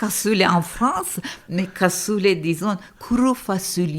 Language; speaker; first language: French; non-native, fluent; Turkish